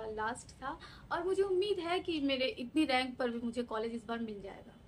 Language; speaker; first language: Hindi; native; Hindi